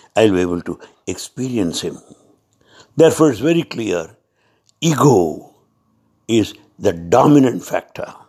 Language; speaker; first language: English; non-native, local second language; Telugu